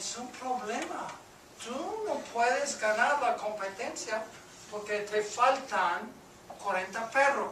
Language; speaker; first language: Spanish; non-native, fluent; English